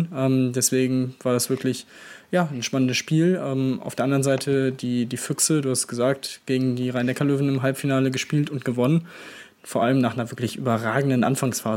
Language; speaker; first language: German; native; German